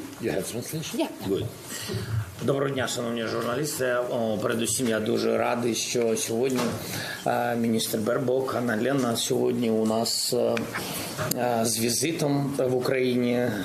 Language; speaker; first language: Ukrainian; non-native, local second language; Russian